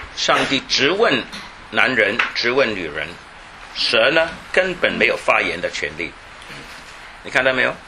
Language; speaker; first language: Chinese; non-native, local second language; Cantonese